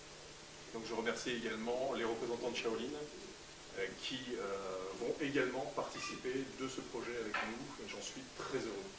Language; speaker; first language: French; native; French